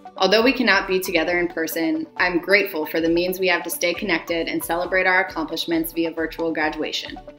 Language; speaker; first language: English; native; English